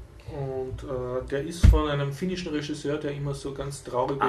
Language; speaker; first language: German; native; German